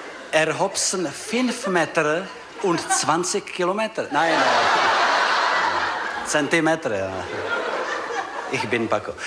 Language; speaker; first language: German; non-native, learner; Czech